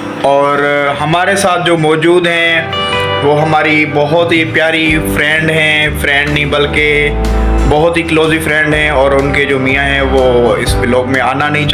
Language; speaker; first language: Hindi; non-native, local second language; Sindhi